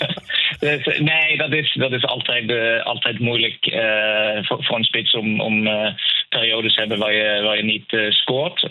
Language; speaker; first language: Dutch; non-native, fluent; Norwegian